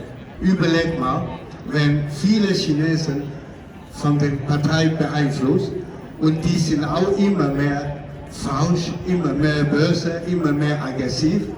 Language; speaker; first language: German; non-native, fluent; Cantonese